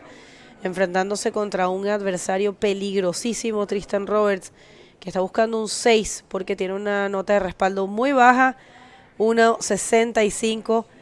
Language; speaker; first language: Spanish; native; Spanish